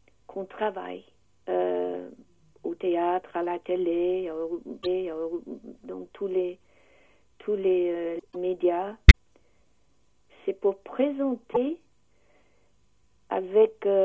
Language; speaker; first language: French; non-native, learner; English